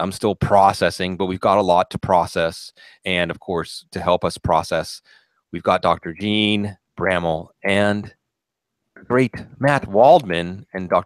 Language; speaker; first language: English; native; English